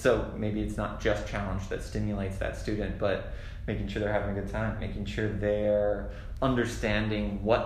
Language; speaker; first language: English; native; English